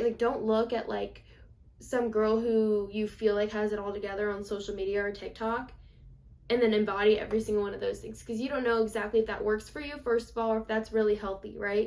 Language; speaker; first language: English; native; English